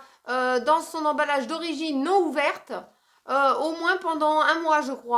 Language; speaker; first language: French; native; French